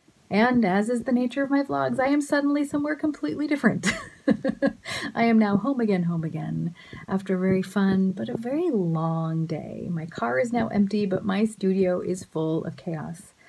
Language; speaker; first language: English; native; English